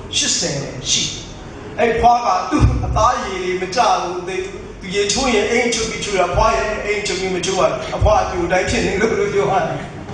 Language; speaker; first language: Burmese; non-native, local second language; Tedim Chin